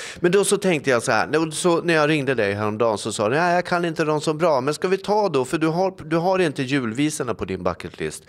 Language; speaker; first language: Swedish; native; Swedish